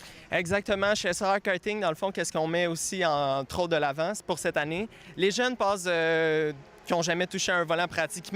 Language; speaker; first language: French; native; French